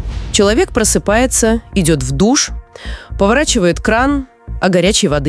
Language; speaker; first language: Russian; native; Russian